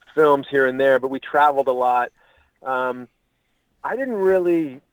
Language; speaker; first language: English; native; English